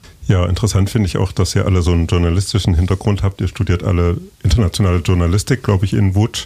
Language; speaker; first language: German; native; German